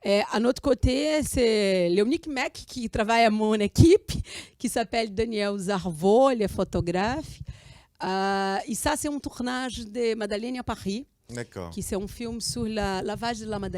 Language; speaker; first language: French; non-native, fluent; Portuguese